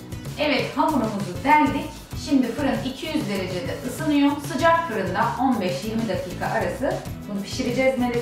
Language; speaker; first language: Turkish; native; Turkish